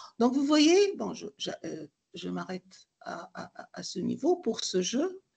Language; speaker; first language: French; non-native, local second language; Arabic